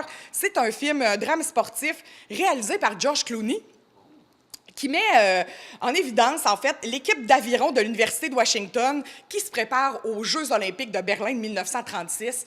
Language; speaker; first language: French; native; French